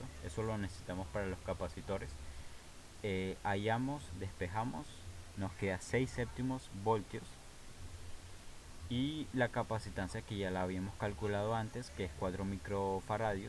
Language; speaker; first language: Spanish; native; Spanish